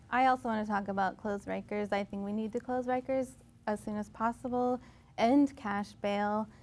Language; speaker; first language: English; native; English